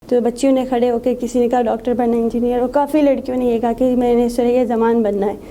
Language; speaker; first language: Urdu; non-native, local second language; Shina